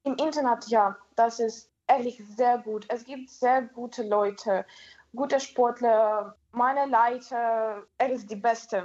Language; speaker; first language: German; non-native, learner; Ukrainian